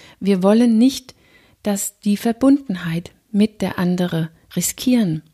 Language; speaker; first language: German; non-native, fluent; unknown